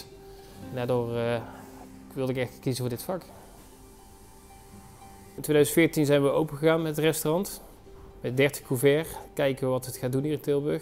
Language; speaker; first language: Dutch; native; Dutch